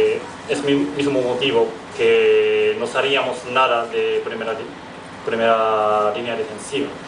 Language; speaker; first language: Spanish; non-native, fluent; Japanese